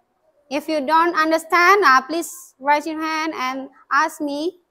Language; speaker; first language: English; non-native, learner; Indonesian